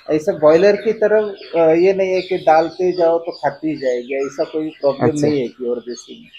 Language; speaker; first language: Hindi; non-native, local second language; Marathi